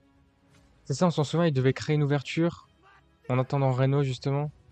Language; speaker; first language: French; native; French